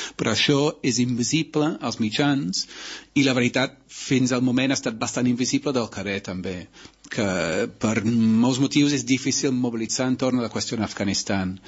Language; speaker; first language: Catalan; non-native, local second language; Spanish